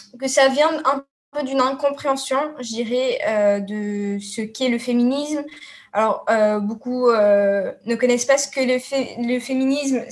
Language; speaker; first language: French; non-native, local second language; Arabic